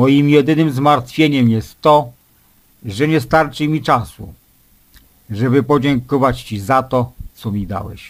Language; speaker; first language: Polish; native; Polish